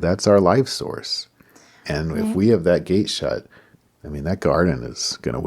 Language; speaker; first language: English; native; English